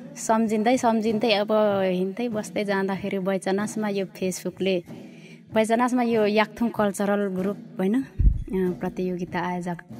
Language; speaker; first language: Nepali; non-native, local second language; Limbu